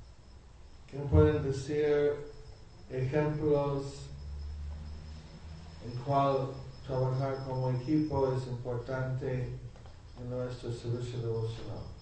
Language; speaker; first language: Spanish; non-native, learner; English